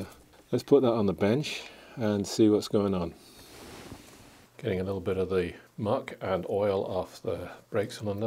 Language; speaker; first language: English; native; English